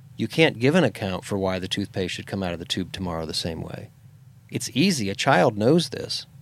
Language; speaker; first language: English; native; English